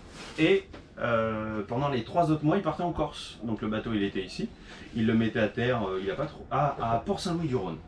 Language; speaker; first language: French; native; French